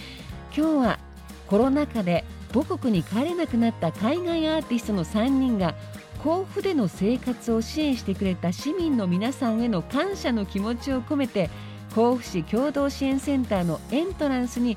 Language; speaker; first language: Japanese; native; Japanese